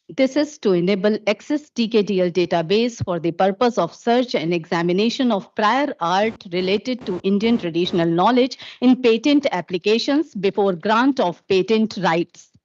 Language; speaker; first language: English; non-native, local second language; Hindi